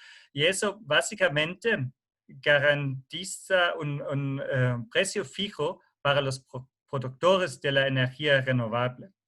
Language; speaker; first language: Spanish; non-native, fluent; German